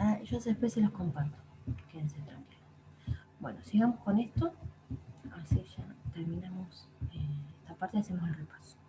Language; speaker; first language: Spanish; native; Spanish